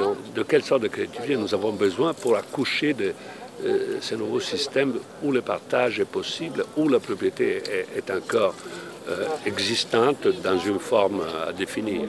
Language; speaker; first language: French; non-native, fluent; Italian